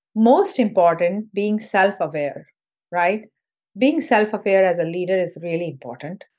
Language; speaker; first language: English; non-native, local second language; Hindi